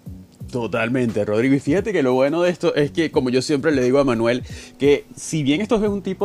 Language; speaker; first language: Spanish; native; Spanish